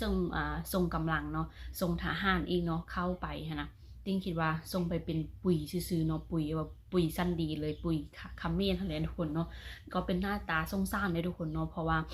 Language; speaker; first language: Thai; non-native, local second language; Northeastern Thai